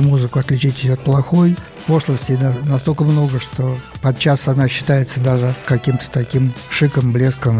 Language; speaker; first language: Russian; native; Russian